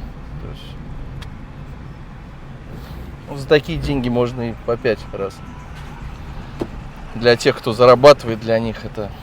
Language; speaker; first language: Russian; native; Russian